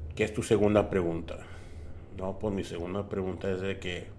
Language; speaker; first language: Spanish; early bilingual, heritage; Spanish